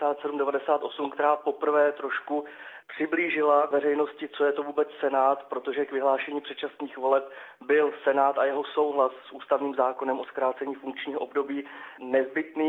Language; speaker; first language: Czech; native; Czech